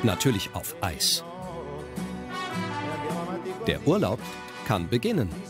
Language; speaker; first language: German; native; German